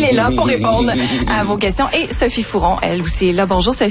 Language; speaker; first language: French; native; French